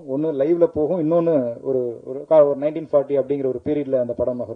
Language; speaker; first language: Tamil; native; Tamil